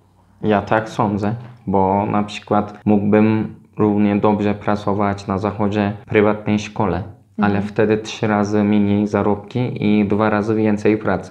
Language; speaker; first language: Polish; non-native, fluent; Turkish